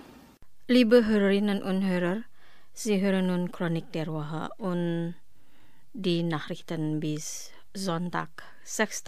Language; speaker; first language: German; non-native, fluent; Indonesian